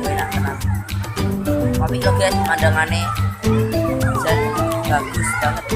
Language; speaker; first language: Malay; non-native, local second language; Javanese